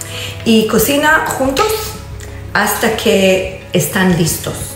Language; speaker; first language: Spanish; non-native, learner; Hebrew